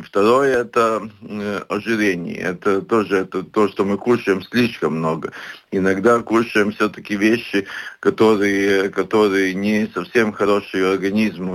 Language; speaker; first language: Russian; non-native, local second language; Latvian